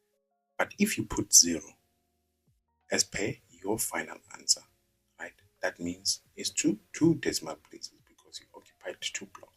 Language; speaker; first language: English; non-native, local second language; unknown